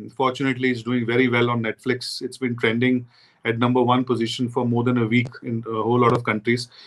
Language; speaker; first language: English; non-native, local second language; Hindi